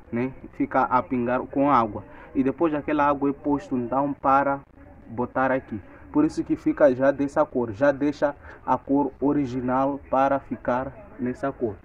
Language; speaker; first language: Portuguese; non-native, local second language; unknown